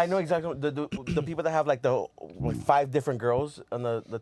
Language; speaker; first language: English; native; English